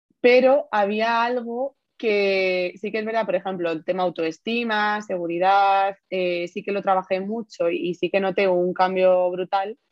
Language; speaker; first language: Spanish; native; Spanish